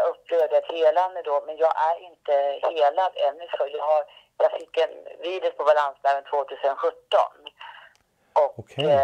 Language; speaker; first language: Swedish; native; Swedish